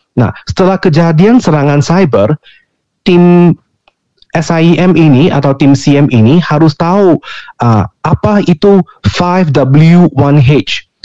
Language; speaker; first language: Indonesian; non-native, fluent; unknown